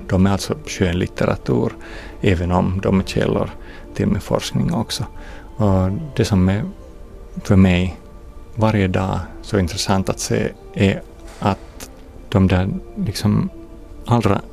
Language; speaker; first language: Swedish; non-native, fluent; Finnish